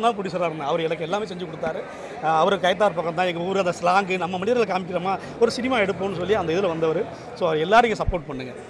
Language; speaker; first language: Tamil; native; Tamil